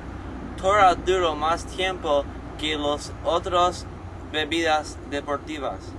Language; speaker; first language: Spanish; non-native, learner; English